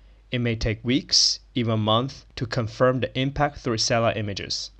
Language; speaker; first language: English; non-native, fluent; Chinese